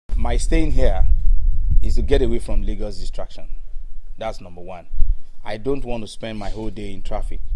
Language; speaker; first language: English; non-native, local second language; Yoruba